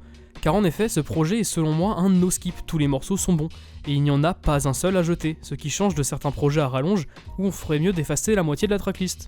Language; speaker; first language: French; native; French